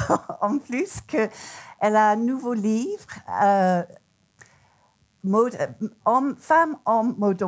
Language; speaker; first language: French; non-native, fluent; English